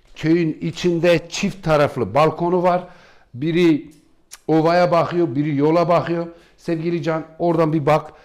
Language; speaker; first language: Turkish; native; Turkish